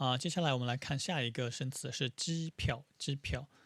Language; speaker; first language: Chinese; native; Chinese